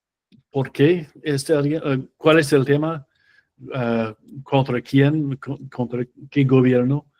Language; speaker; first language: Spanish; non-native, fluent; English